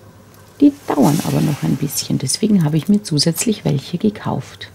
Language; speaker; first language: German; native; German